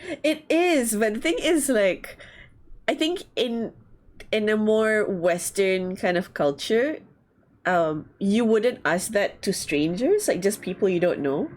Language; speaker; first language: English; non-native, learner; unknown